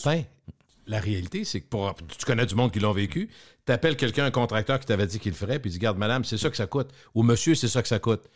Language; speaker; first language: French; native; French